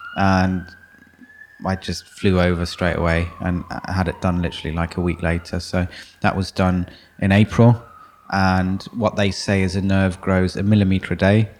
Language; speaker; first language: English; early bilingual, other home language; German